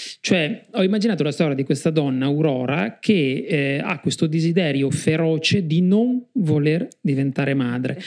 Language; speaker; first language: Italian; native; Italian